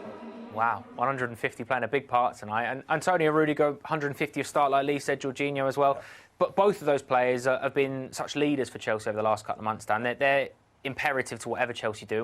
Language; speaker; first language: English; native; English